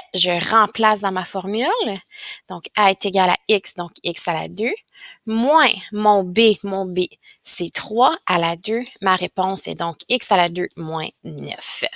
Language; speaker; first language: French; native; French